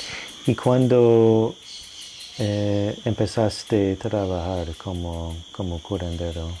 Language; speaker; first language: Spanish; non-native, fluent; English